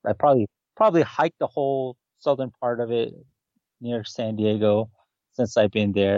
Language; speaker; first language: English; native; English